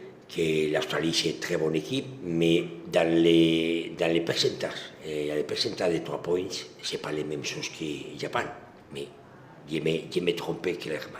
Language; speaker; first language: French; non-native, learner; Spanish